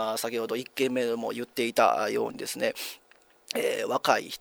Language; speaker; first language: Japanese; native; Japanese